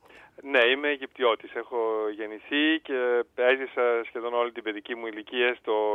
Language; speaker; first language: Greek; early bilingual, heritage; Greek